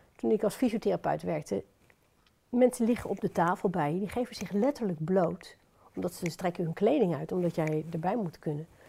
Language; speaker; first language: Dutch; native; Dutch